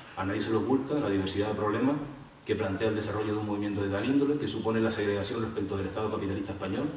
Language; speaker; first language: Spanish; native; Spanish